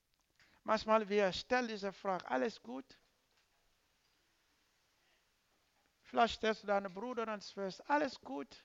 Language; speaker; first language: German; non-native, learner; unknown